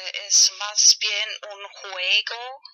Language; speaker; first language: Spanish; non-native, learner; German